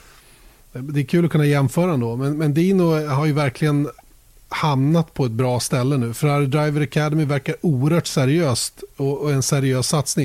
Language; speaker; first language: Swedish; native; Swedish